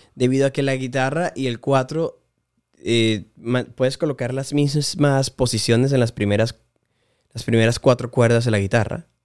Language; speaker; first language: Spanish; native; Spanish